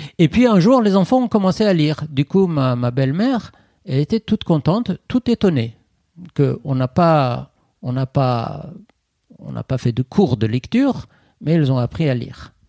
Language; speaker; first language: French; non-native, fluent; Persian